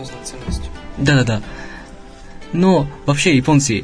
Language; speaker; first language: Russian; non-native, learner; Japanese